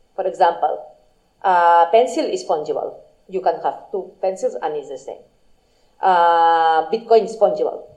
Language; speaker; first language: English; non-native, fluent; Spanish